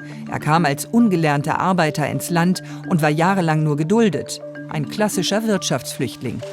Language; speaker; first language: German; native; German